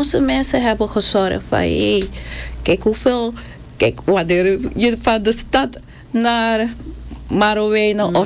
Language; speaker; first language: Dutch; non-native, local second language; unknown